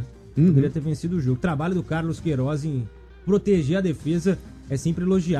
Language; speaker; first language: Portuguese; native; Portuguese